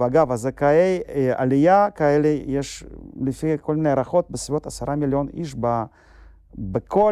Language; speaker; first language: Hebrew; non-native, fluent; Russian